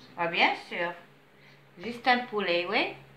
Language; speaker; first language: French; non-native, fluent; Arabic